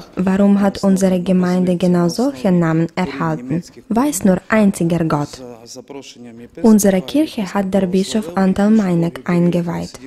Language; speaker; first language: German; non-native, fluent; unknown